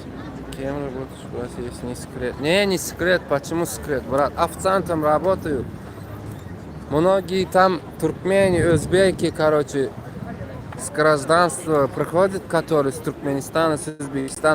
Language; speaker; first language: Russian; non-native, fluent; Turkmen